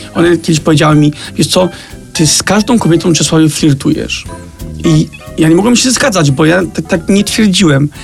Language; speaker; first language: Polish; early bilingual, heritage; Danish